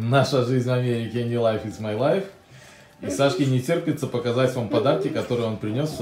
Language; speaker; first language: Russian; native; Russian